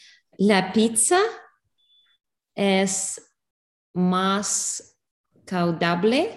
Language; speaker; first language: Spanish; non-native, learner; English